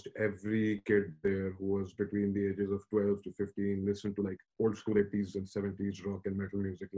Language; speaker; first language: English; non-native, local second language; Urdu